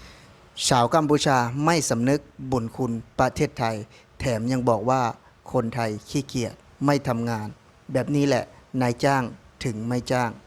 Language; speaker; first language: Thai; non-native, local second language; Lao